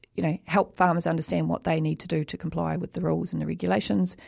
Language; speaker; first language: English; native; English